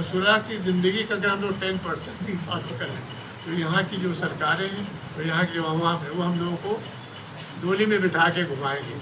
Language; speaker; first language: Hindi; native; Hindi